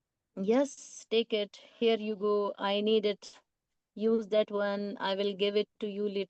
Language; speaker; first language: English; non-native, local second language; Hindi